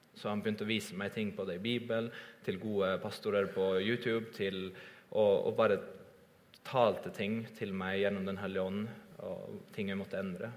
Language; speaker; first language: Norwegian; early bilingual, other home language; Estonian